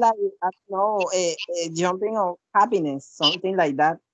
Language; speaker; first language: English; non-native, learner; Spanish